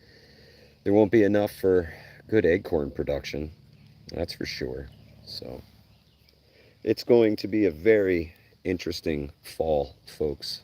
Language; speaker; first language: English; native; English